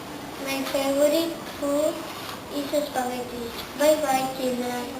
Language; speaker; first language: English; non-native, learner; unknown